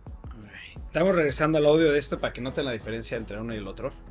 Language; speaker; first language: Spanish; native; Spanish